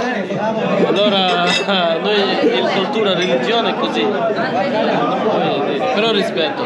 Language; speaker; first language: Italian; non-native, learner; Sinhala